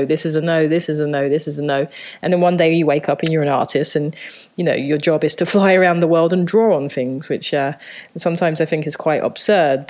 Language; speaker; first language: English; native; English